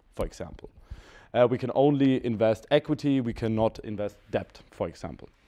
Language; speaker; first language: English; non-native, fluent; German